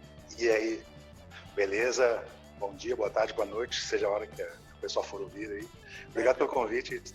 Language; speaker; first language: Portuguese; native; Portuguese